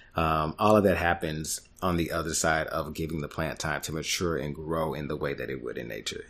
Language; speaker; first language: English; native; English